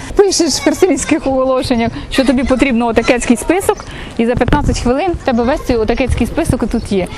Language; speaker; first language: Ukrainian; native; Ukrainian